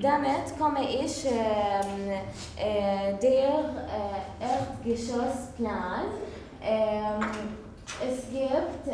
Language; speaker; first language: German; non-native, learner; Arabic